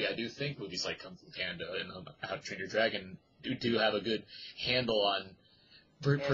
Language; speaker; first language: English; native; English